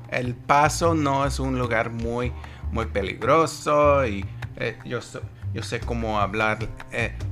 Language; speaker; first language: Spanish; non-native, learner; English